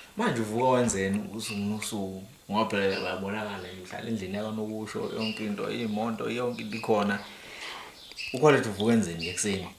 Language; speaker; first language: Zulu; native; Zulu